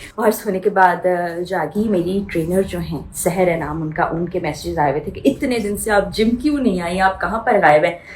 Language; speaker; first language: Urdu; native; Urdu